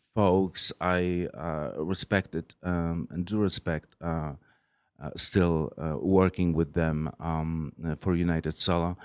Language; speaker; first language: English; non-native, fluent; Polish